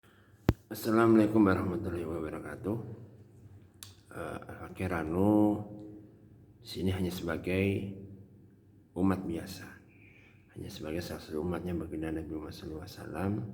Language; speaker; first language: Indonesian; native; Indonesian